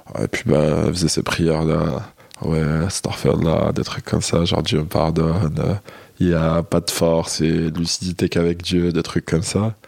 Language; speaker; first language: French; non-native, local second language; Arabic